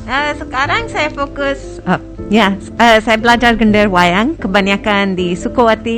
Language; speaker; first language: Indonesian; non-native, fluent; English